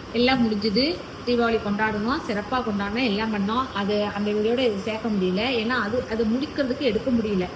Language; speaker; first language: Tamil; native; Tamil